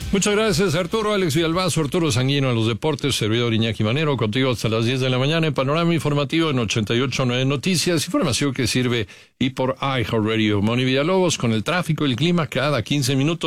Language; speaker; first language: Spanish; native; Spanish